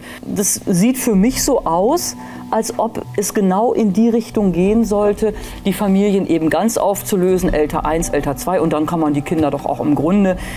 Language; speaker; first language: German; native; German